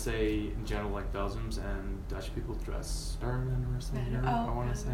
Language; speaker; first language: English; non-native, fluent; Dutch